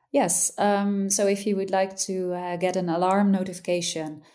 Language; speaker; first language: English; non-native, fluent; Dutch